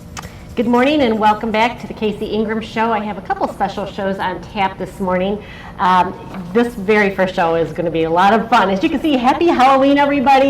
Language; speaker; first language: English; native; English